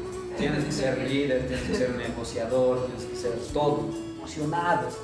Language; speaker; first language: Spanish; native; Spanish